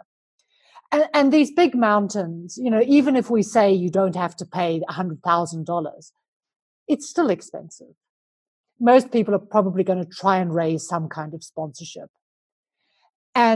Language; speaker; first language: English; native; English